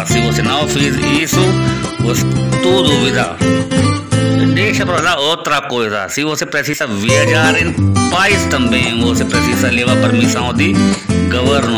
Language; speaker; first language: Portuguese; non-native, learner; Hindi